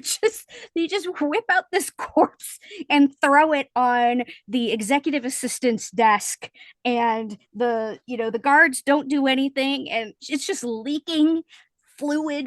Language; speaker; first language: English; native; English